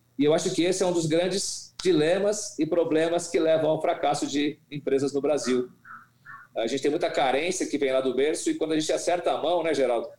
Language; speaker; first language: Portuguese; native; Portuguese